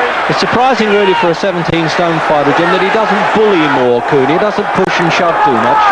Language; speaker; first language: English; native; English